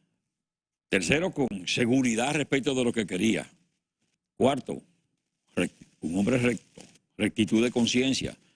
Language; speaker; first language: Spanish; native; Spanish